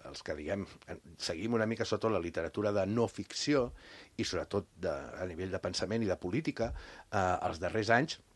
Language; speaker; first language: Catalan; native; Catalan